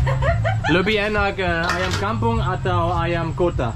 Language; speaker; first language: Indonesian; non-native, learner; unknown